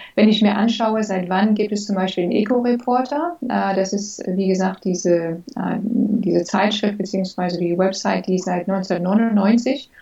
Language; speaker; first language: German; early bilingual, other home language; English